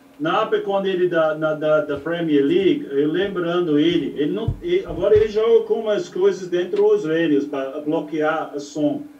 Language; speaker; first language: Portuguese; non-native, learner; English